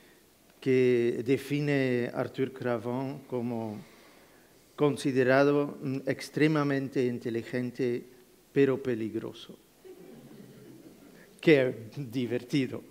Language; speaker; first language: Spanish; non-native, fluent; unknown